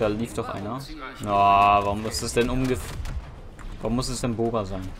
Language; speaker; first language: German; native; German